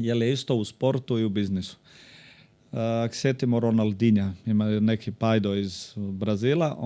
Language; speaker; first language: Croatian; native; Croatian